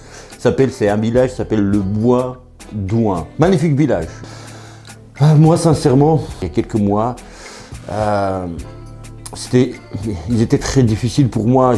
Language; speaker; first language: French; native; French